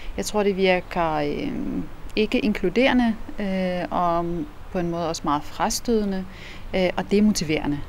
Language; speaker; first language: Danish; non-native, fluent; Arabic